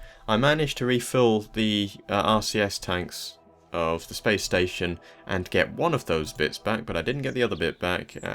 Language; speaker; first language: English; native; English